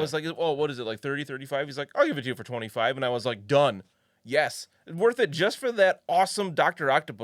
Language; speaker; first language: English; native; English